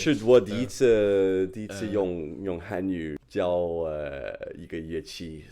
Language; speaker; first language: Chinese; non-native, fluent; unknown